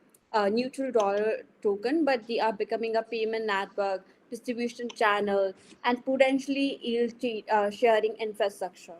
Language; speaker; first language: English; non-native, fluent; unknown